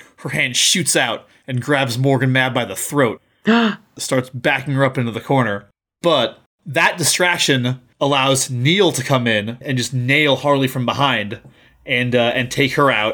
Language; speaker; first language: English; native; English